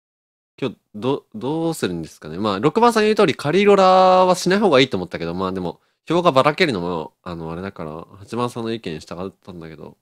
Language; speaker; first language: Japanese; native; Japanese